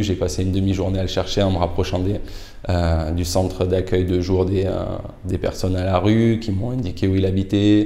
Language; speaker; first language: French; native; French